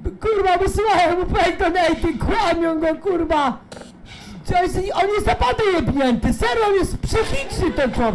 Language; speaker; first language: Polish; native; Polish